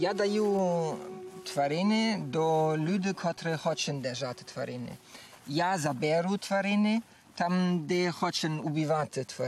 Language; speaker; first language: Ukrainian; non-native, learner; German